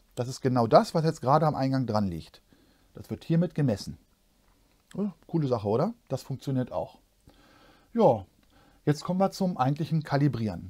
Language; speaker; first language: German; native; German